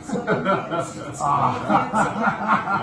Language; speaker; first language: German; non-native, learner; English